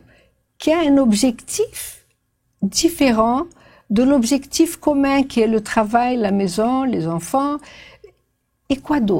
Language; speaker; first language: French; non-native, fluent; Portuguese